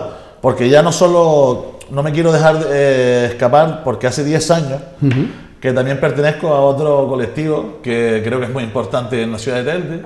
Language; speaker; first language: Spanish; native; Spanish